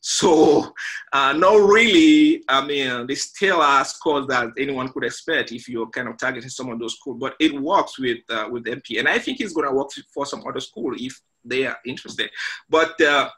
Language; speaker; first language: English; non-native, fluent; French